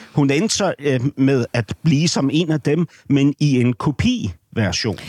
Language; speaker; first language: Danish; native; Danish